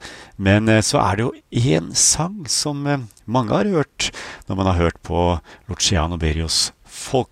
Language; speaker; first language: Norwegian; native; Norwegian